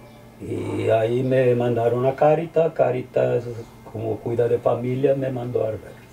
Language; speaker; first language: Spanish; early bilingual, heritage; Spanish